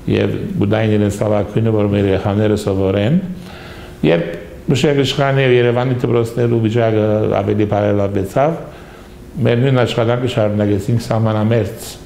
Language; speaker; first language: Armenian; early bilingual, heritage; Armenian